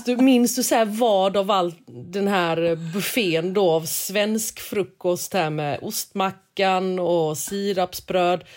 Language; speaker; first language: Swedish; native; Swedish